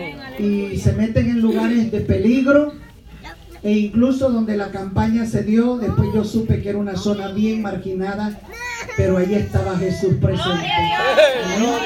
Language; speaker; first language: Spanish; native; Spanish